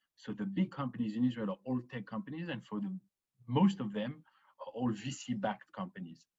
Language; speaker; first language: English; early bilingual, other home language; French